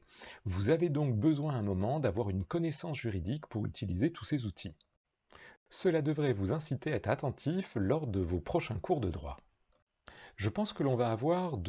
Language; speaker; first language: French; native; French